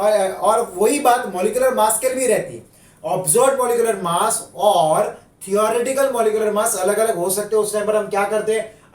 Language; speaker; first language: Hindi; non-native, local second language; Gujarati